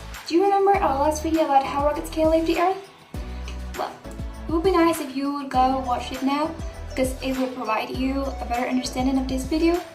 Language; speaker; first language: English; non-native, fluent; Spanish